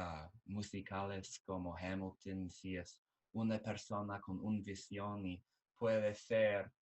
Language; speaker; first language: Spanish; non-native, learner; English